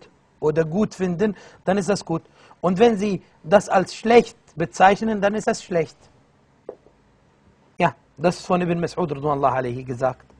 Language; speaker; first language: German; non-native, fluent; Arabic